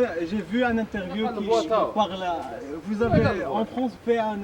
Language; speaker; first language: French; non-native, learner; Arabic